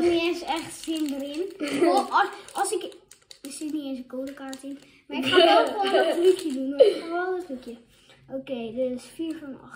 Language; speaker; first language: Dutch; native; Dutch